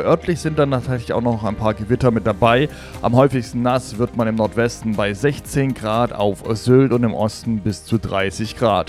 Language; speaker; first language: German; native; German